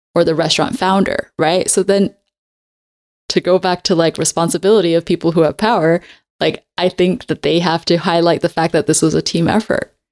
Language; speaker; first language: English; native; English